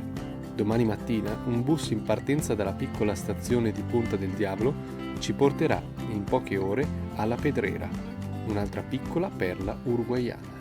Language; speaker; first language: Italian; native; Italian